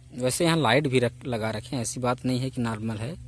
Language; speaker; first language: Hindi; native; Hindi